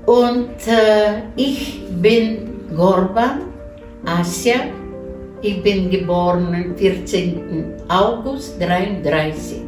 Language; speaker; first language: German; non-native, learner; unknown